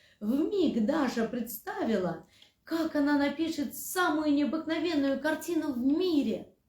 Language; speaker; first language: Russian; native; Russian